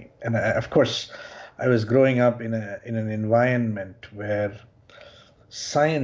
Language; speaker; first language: English; non-native, local second language; Tamil